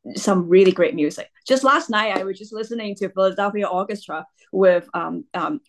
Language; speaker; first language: English; non-native, local second language; Cantonese